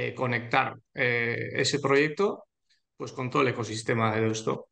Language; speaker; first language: Spanish; native; Spanish